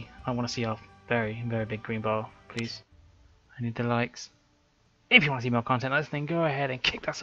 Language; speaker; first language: English; native; English